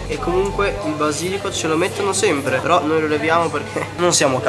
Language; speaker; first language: Italian; native; Italian